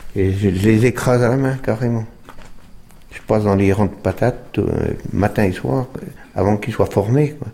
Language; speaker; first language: French; native; French